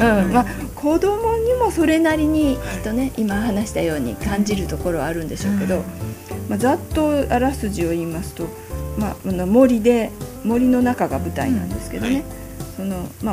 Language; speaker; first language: Japanese; native; Japanese